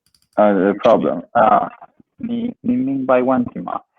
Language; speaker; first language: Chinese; non-native, learner; Swedish